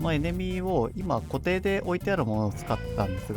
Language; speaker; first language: Japanese; native; Japanese